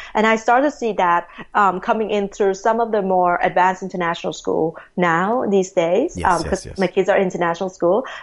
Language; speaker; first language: English; non-native, fluent; Thai